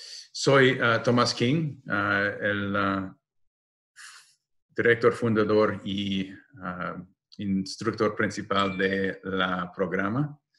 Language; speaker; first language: Spanish; non-native, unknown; English